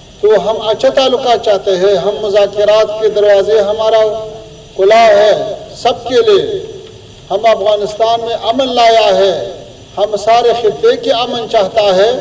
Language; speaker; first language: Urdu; non-native, fluent; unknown